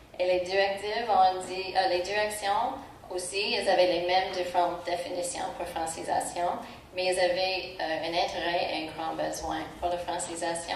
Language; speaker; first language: French; non-native, local second language; English